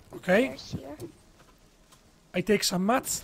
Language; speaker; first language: English; non-native, learner; Italian